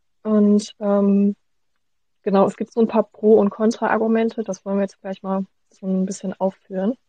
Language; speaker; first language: German; native; German